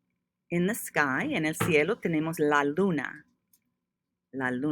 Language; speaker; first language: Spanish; non-native, fluent; English